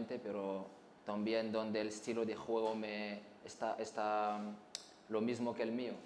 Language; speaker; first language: Spanish; non-native, learner; French